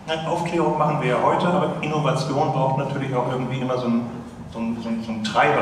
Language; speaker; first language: German; native; German